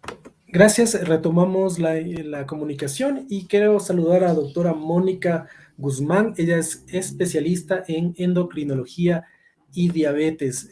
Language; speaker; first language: Spanish; native; Spanish